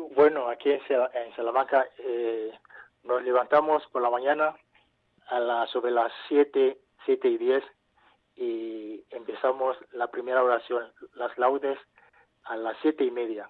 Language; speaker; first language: Spanish; non-native, fluent; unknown